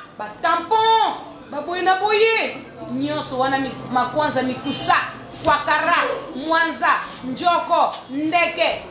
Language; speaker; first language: Lingala; native; Lingala